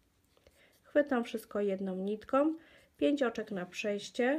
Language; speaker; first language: Polish; native; Polish